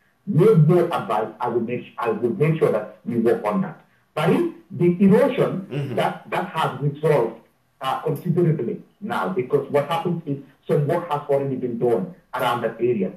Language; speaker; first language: English; non-native, local second language; Wolof